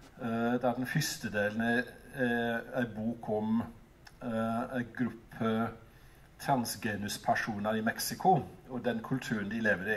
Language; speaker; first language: Norwegian; non-native, fluent; English